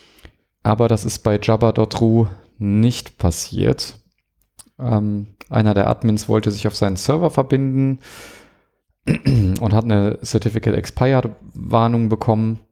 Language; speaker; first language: German; native; German